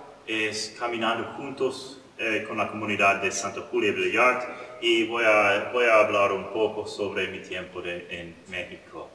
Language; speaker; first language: Spanish; non-native, learner; English